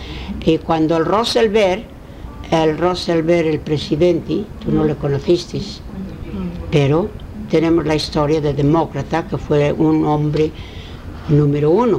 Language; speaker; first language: Spanish; early bilingual, heritage; Spanish